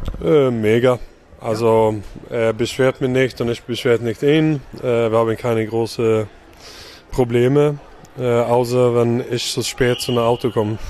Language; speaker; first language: German; non-native, fluent; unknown